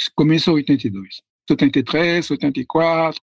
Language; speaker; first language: Portuguese; non-native, fluent; French